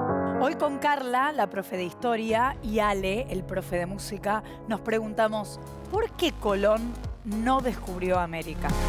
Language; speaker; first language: Spanish; native; Spanish